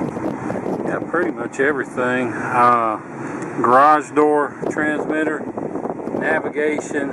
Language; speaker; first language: English; native; English